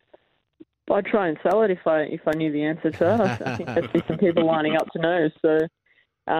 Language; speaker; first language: English; native; English